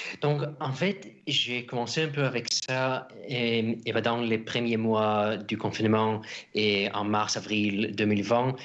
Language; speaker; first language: French; non-native, fluent; Russian